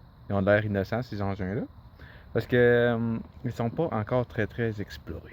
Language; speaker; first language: French; native; French